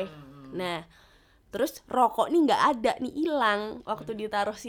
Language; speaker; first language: Indonesian; native; Indonesian